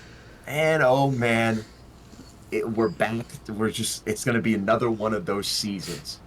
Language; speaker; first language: English; native; English